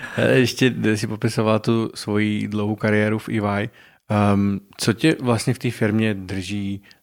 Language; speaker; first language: Czech; native; Czech